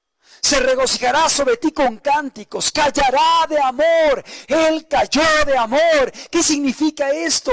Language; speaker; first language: Spanish; native; Spanish